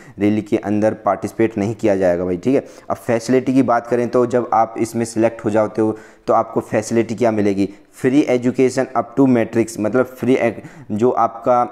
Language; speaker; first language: Hindi; native; Hindi